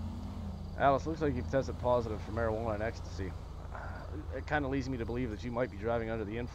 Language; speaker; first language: English; native; English